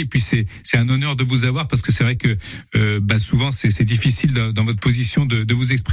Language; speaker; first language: French; native; French